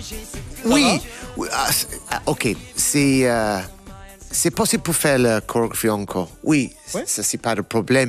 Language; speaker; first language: French; non-native, learner; English